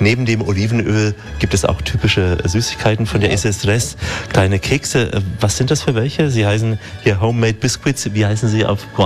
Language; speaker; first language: German; native; German